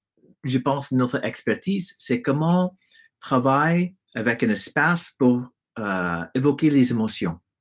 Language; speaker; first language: French; non-native, fluent; English